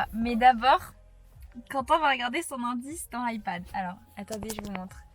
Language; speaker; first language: French; native; French